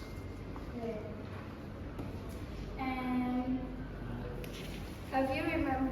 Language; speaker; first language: English; non-native, learner; Indonesian